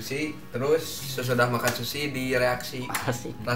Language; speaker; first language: Indonesian; non-native, local second language; Sundanese